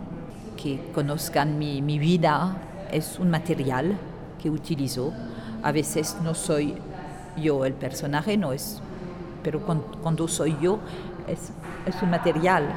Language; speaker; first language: Spanish; non-native, fluent; French